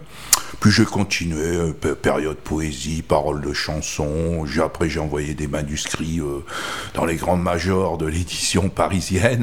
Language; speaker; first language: French; native; French